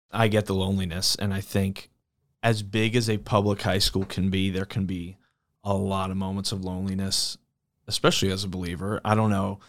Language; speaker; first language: English; native; English